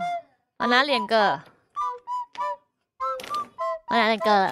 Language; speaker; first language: Chinese; non-native, learner; Thai